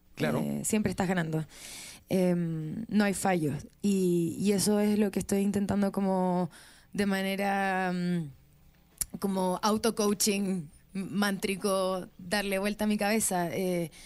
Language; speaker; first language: Spanish; native; Spanish